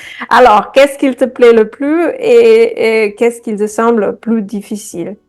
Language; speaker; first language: French; non-native, fluent; Spanish